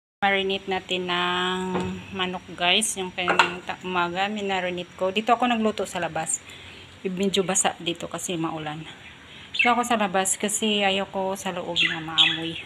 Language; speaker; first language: Filipino; non-native, local second language; Cebuano